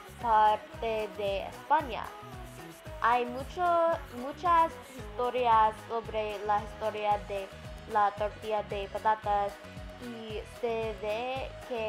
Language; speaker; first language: Spanish; non-native, learner; English